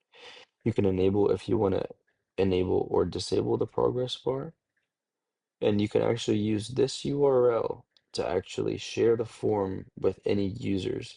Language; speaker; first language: English; native; English